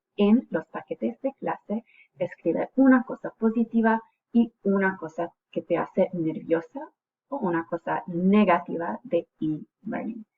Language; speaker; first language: Spanish; non-native, fluent; English